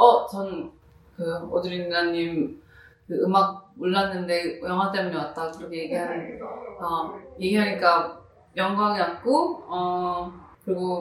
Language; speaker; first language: Korean; early bilingual, heritage; Korean